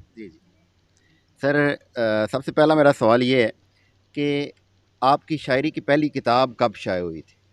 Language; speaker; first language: Urdu; non-native, local second language; Punjabi